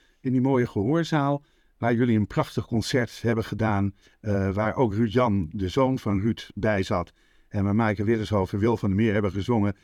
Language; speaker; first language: Dutch; native; Dutch